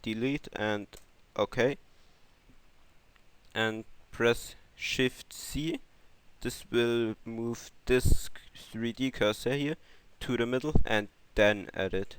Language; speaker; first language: English; non-native, fluent; German